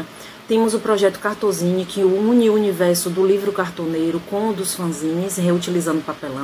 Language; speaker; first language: Portuguese; native; Portuguese